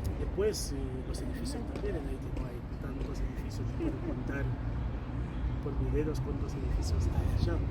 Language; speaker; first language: Spanish; non-native, fluent; Haitian Creole